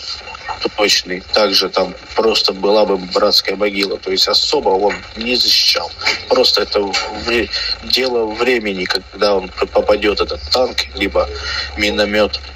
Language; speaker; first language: Russian; native; Russian